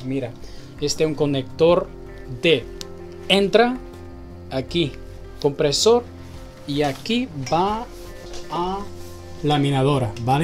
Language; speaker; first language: Spanish; non-native, learner; Chinese